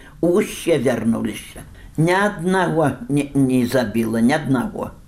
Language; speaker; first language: Belarusian; native; Belarusian